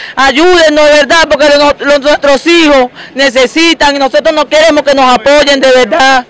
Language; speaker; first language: Spanish; native; Spanish